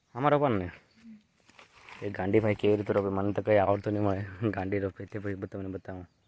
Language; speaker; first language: Gujarati; non-native, local second language; Bhili